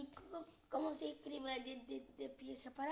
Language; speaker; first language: Spanish; early bilingual, other home language; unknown